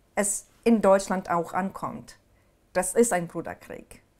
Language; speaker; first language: German; non-native, fluent; Ukrainian